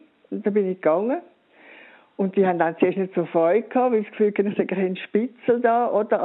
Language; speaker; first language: German; native; German